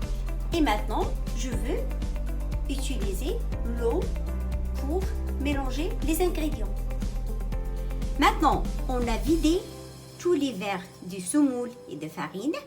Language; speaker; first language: French; non-native, local second language; Arabic